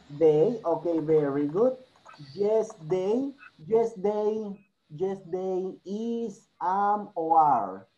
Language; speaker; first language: English; non-native, learner; Spanish